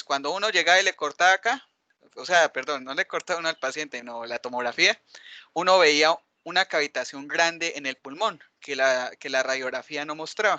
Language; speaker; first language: Spanish; native; Spanish